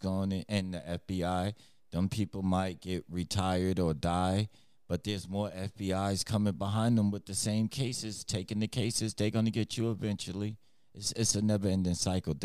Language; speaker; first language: English; native; English